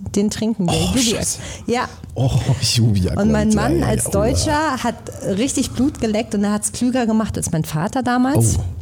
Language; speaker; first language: German; early bilingual, other home language; Danish